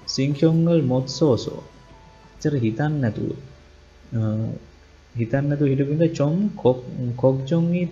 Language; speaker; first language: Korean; non-native, fluent; Sinhala